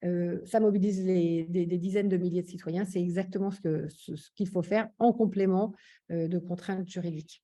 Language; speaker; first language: French; native; French